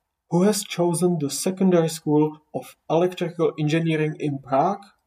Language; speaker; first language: English; non-native, fluent; Czech